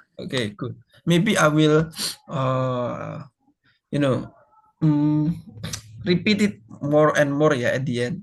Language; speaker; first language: English; non-native, fluent; Indonesian